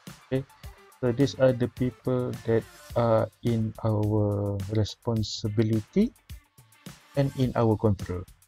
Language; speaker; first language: English; non-native, local second language; Malay